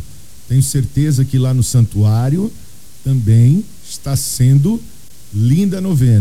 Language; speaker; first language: Portuguese; native; Portuguese